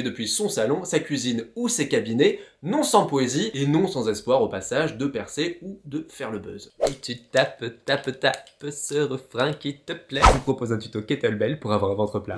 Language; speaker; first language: French; native; French